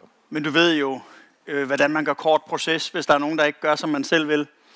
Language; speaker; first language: Danish; native; Danish